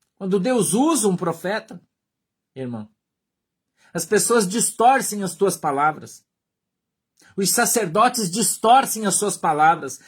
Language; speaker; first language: Portuguese; native; Portuguese